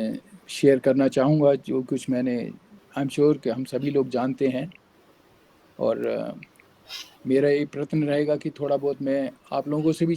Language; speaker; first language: Hindi; native; Hindi